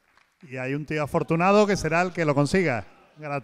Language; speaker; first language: Spanish; native; Spanish